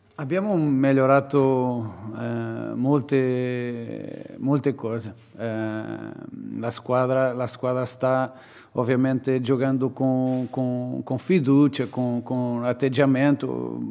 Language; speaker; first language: Italian; non-native, learner; Portuguese